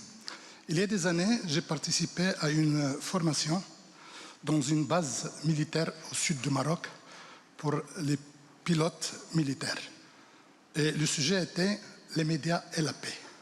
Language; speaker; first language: French; non-native, local second language; Arabic